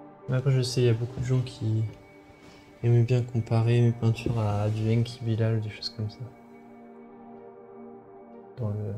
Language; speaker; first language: French; native; French